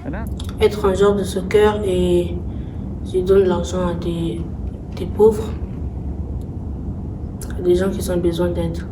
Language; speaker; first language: French; non-native, learner; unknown